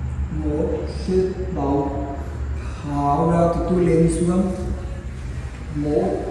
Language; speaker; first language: Vietnamese; non-native, learner; Hindi